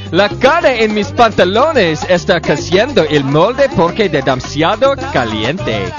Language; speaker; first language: Spanish; non-native, learner; English